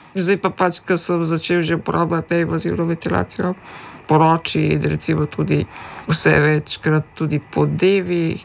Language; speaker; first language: Slovenian; early bilingual, other home language; Macedonian